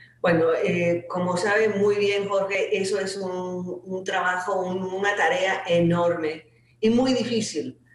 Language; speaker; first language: Spanish; non-native, fluent; English